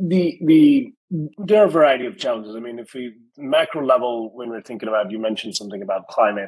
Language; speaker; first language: English; non-native, local second language; Hindi